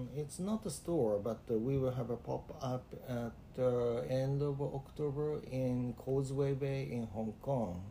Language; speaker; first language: English; non-native, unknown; Japanese